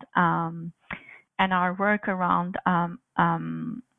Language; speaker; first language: English; non-native, fluent; Turkish